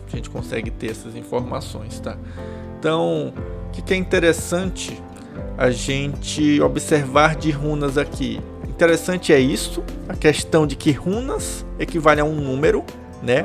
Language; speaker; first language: Portuguese; native; Portuguese